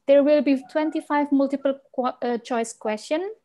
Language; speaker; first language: English; non-native, fluent; Indonesian